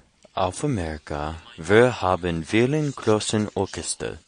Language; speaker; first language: German; non-native, learner; English